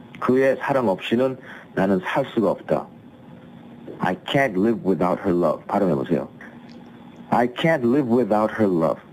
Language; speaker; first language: Korean; early bilingual, heritage; Korean